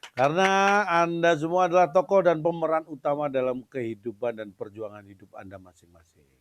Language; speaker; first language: Indonesian; native; Indonesian